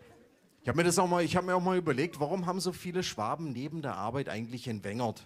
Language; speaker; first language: German; native; German